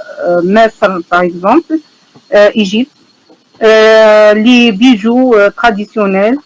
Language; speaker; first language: French; non-native, learner; Arabic